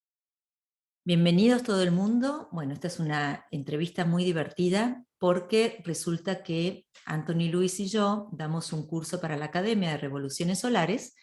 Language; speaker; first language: Spanish; native; Spanish